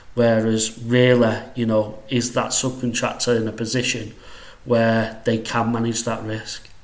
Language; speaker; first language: English; native; English